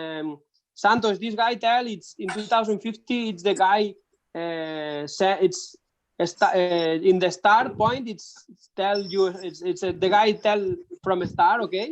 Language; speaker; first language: English; non-native, learner; Spanish